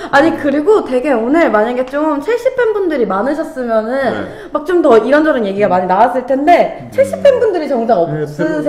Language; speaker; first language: Korean; native; Korean